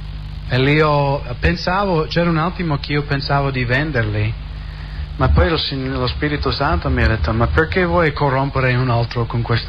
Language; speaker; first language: Italian; non-native, fluent; English